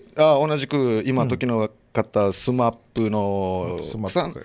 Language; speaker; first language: Japanese; native; Japanese